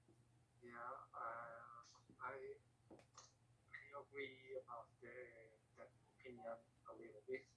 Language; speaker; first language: English; non-native, learner; Korean